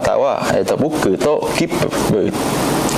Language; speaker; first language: Japanese; non-native, learner; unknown